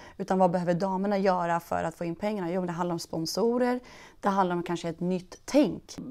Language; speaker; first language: Swedish; early bilingual, other home language; Persian